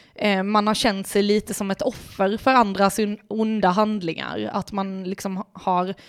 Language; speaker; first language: Swedish; native; Swedish